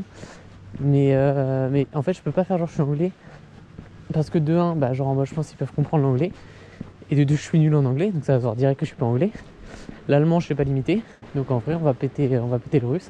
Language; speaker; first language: French; native; French